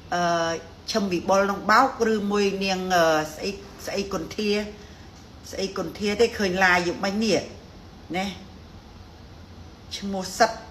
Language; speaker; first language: Khmer; native; Khmer